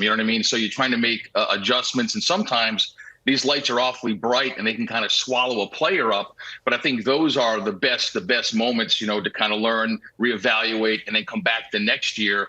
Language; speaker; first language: English; native; English